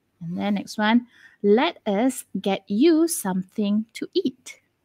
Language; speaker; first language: English; non-native, local second language; Malay